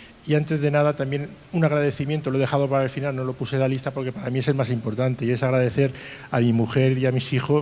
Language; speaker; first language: Spanish; native; Spanish